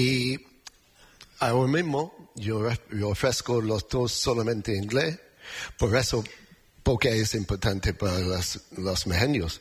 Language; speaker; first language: Spanish; non-native, fluent; English